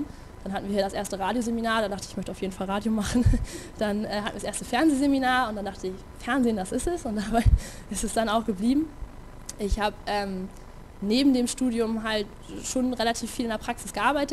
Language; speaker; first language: German; native; German